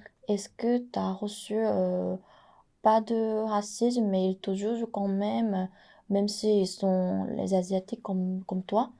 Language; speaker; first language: French; non-native, fluent; Korean